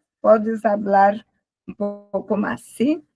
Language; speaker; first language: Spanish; non-native, learner; Portuguese